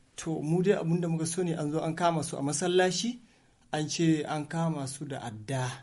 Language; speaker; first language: Hausa; non-native, local second language; Fula